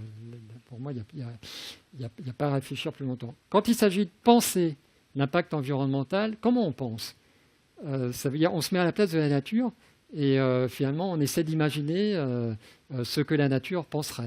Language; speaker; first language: French; native; French